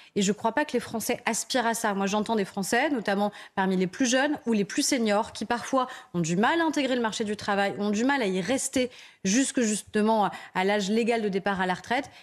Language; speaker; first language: French; native; French